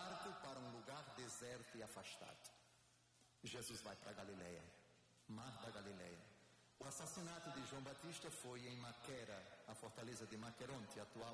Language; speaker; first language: Portuguese; native; Portuguese